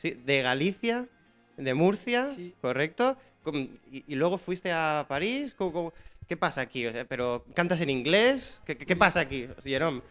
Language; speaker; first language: Spanish; native; Spanish